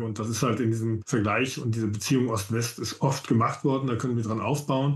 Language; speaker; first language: German; native; German